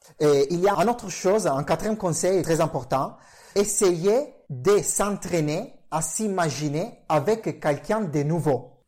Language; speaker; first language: French; non-native, fluent; Italian